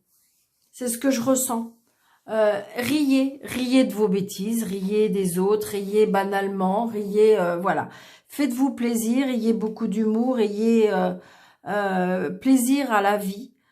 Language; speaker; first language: French; native; French